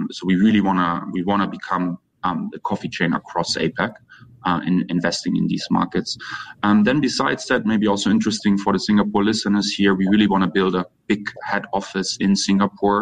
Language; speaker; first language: English; non-native, fluent; German